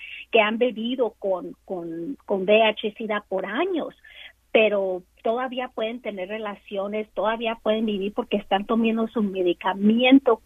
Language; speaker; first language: Spanish; early bilingual, other home language; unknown